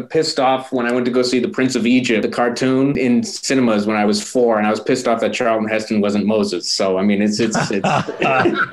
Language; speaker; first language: English; native; English